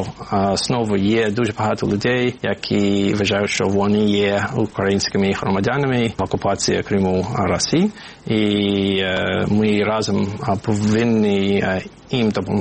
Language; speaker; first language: Ukrainian; non-native, fluent; English